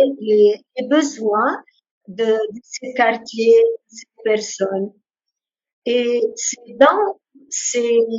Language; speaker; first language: French; non-native, local second language; Arabic